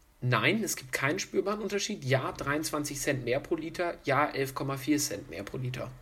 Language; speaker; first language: German; native; German